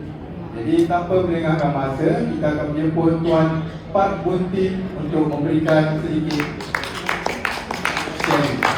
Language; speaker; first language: Malay; native; Malay